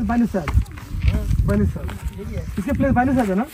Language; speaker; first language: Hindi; non-native, learner; Bangla